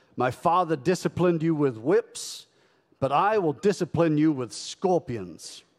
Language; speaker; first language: English; native; English